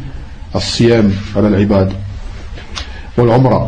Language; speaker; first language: Arabic; non-native, fluent; French